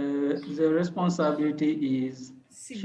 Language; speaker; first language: English; non-native, learner; French